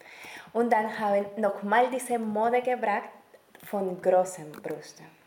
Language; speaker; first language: German; non-native, learner; Spanish